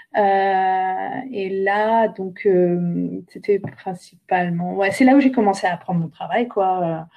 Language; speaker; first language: French; native; French